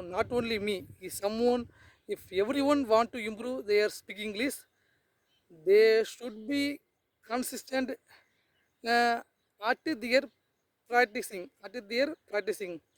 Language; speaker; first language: English; non-native, learner; Tamil